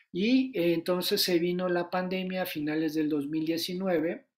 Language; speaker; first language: Spanish; native; Spanish